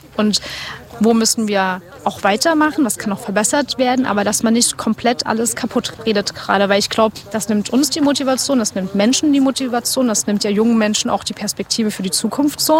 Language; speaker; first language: German; native; German